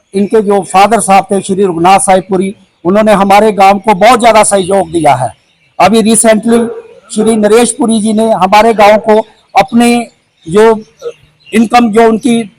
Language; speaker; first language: Hindi; non-native, local second language; Punjabi